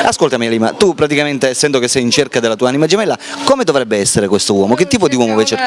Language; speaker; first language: Italian; native; Italian